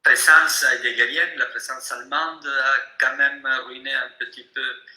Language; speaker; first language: French; non-native, fluent; Spanish